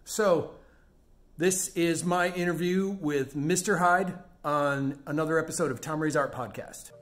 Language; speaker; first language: English; native; English